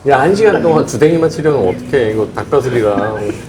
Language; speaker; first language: Korean; native; Korean